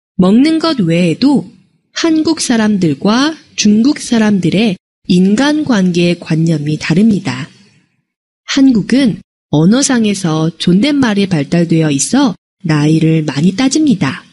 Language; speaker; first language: Korean; non-native, fluent; Chinese